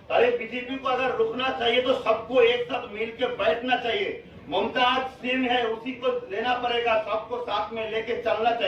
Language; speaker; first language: Hindi; non-native, local second language; Bangla